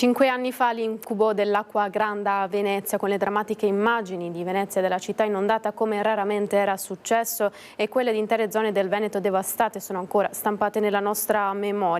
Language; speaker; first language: Italian; native; Italian